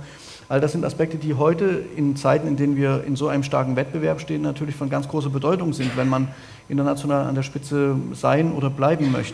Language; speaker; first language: German; native; German